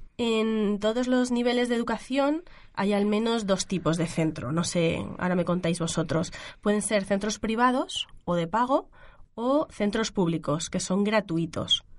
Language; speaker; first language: Spanish; native; Spanish